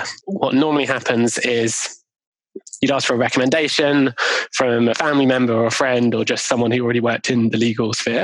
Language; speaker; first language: English; native; English